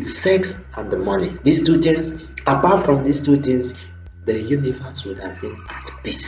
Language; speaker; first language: English; non-native, local second language; Igbo